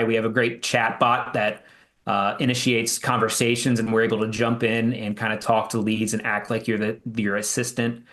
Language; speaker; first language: English; native; English